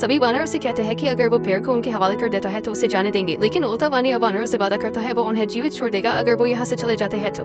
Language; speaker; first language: Hindi; native; Hindi